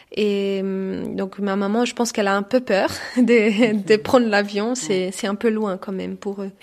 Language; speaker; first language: French; non-native, fluent; Portuguese